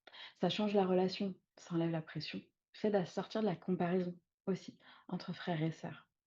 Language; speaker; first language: French; native; French